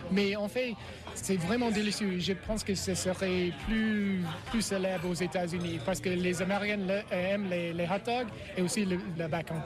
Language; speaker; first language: French; non-native, learner; English